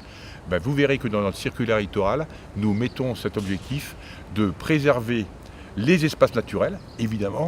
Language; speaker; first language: French; native; French